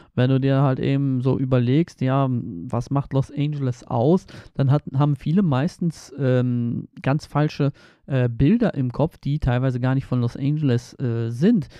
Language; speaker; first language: German; early bilingual, other home language; Polish